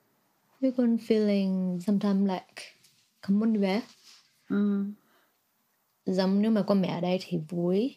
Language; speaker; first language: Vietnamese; early bilingual, heritage; Vietnamese